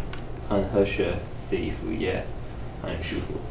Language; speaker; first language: Chinese; non-native, learner; English